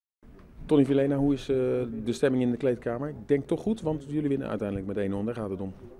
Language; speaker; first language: Dutch; native; Dutch